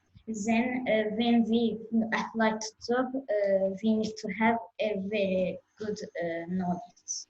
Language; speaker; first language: English; non-native, learner; Azerbaijani